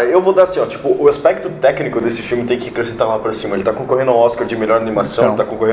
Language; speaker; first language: Portuguese; native; Portuguese